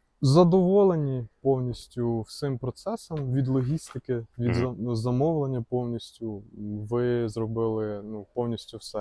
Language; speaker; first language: Ukrainian; native; Ukrainian